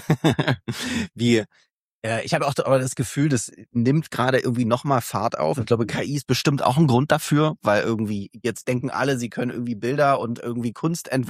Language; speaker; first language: German; native; German